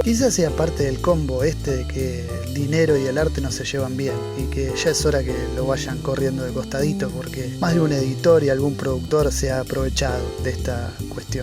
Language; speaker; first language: Spanish; native; Spanish